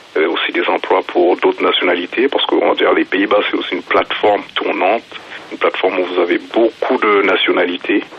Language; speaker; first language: French; native; French